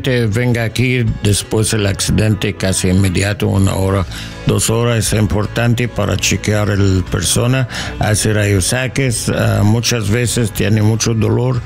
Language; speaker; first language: Spanish; non-native, learner; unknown